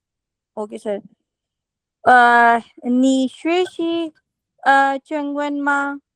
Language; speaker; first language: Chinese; non-native, learner; Hindi